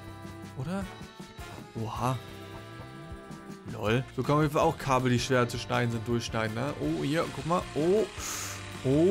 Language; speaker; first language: German; native; German